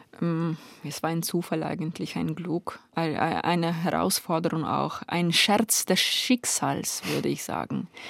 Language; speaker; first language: German; non-native, fluent; Ukrainian